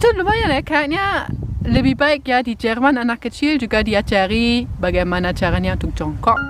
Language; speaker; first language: Indonesian; non-native, fluent; German